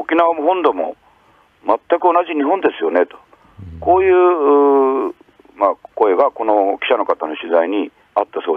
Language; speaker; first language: Japanese; native; Japanese